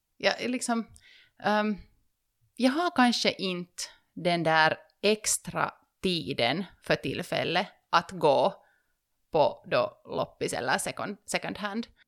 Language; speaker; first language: Swedish; native; Swedish